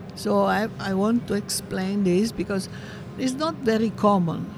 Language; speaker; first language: English; non-native, fluent; Italian